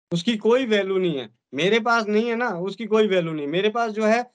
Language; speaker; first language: Hindi; native; Hindi